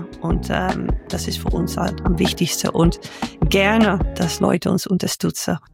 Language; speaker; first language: German; non-native, learner; Dutch